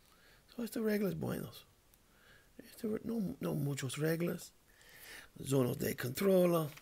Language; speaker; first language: Spanish; non-native, learner; English